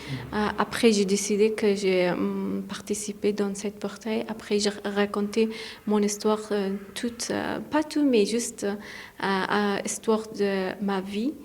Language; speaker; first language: French; non-native, learner; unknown